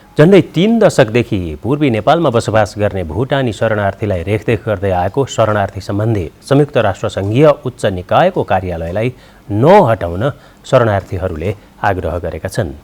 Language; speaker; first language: Nepali; native; Nepali